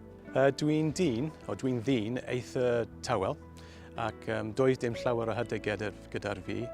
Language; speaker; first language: Welsh; non-native, local second language; English